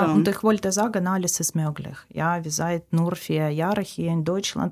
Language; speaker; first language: German; non-native, learner; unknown